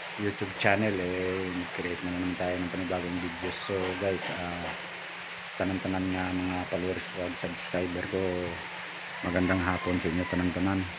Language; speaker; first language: Filipino; non-native, local second language; Hiligaynon